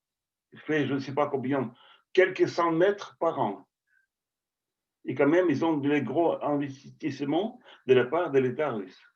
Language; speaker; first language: French; non-native, fluent; Russian